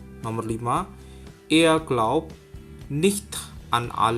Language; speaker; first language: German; non-native, fluent; Indonesian